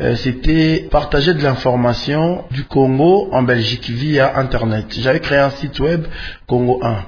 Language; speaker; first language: French; non-native, local second language; Lingala